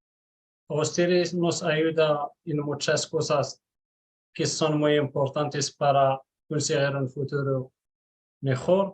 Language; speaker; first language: Spanish; non-native, learner; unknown